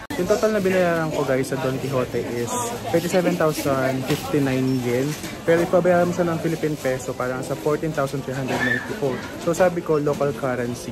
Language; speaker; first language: Filipino; native; Filipino